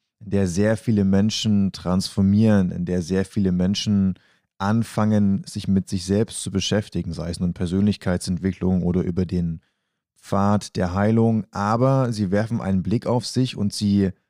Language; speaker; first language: German; native; German